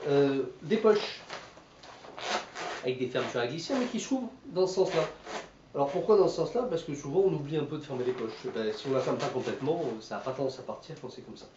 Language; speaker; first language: French; native; French